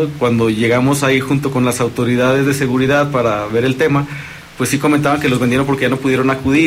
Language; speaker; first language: Spanish; native; Spanish